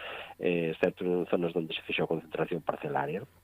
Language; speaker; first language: Galician; native; Galician